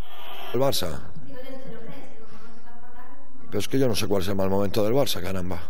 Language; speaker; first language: Spanish; native; Spanish